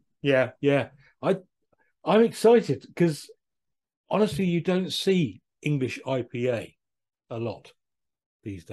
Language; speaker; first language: English; native; English